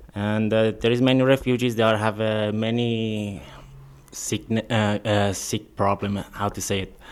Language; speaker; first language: English; non-native, learner; Persian